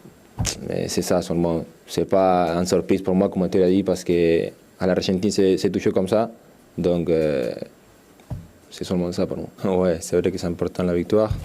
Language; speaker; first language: French; non-native, learner; Spanish